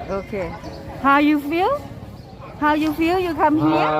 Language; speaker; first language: English; non-native, learner; Thai